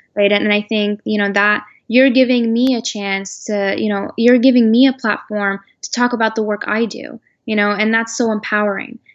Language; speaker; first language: English; native; English